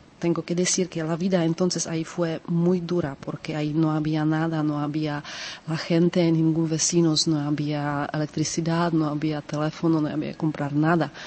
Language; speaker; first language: Spanish; non-native, fluent; Czech